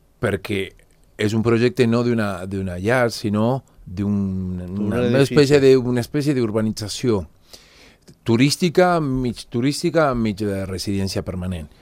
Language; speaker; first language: Catalan; non-native, fluent; Spanish